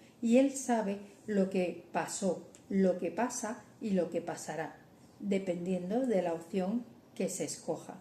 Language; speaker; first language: Spanish; native; Spanish